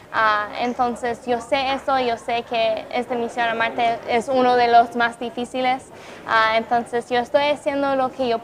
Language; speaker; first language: Spanish; non-native, fluent; English